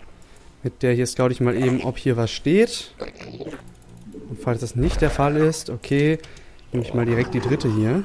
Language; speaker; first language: German; native; German